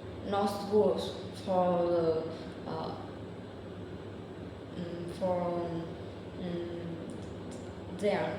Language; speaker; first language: English; non-native, learner; Vietnamese